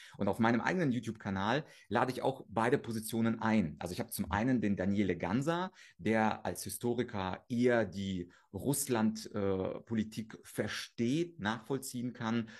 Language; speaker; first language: German; early bilingual, other home language; Russian